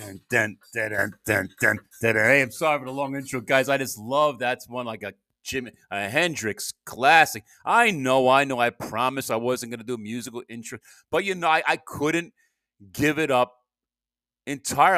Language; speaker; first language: English; native; English